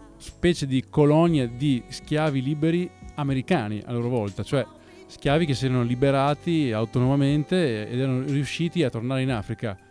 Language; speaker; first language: Italian; native; Italian